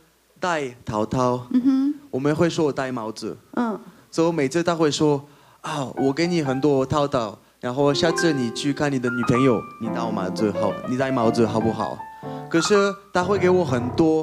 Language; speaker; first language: Chinese; non-native, learner; French